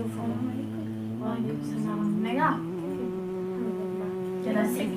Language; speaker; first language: Arabic; non-native, learner; Oromo